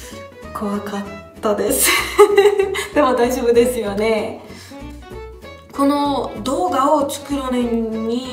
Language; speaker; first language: Japanese; non-native, fluent; Hungarian